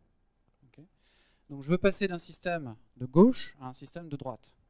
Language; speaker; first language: French; native; French